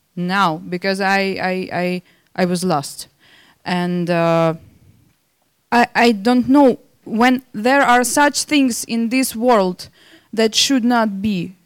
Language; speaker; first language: English; non-native, fluent; Belarusian